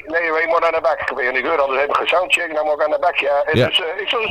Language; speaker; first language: Dutch; native; Dutch